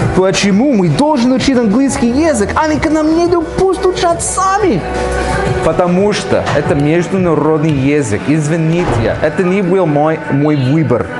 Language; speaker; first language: Russian; non-native, learner; English